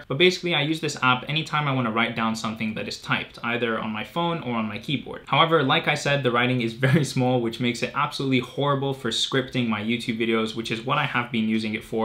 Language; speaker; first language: English; native; English